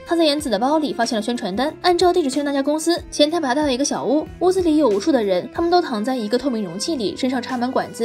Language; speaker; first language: Chinese; native; Chinese